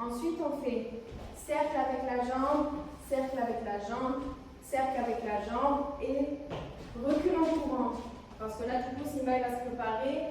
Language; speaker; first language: French; native; French